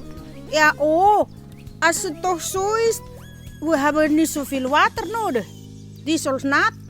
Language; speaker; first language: Dutch; non-native, learner; Indonesian